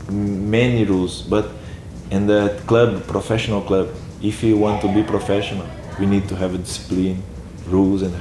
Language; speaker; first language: English; non-native, learner; Portuguese